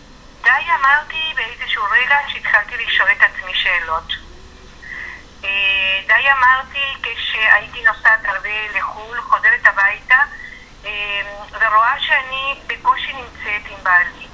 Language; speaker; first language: Hebrew; non-native, fluent; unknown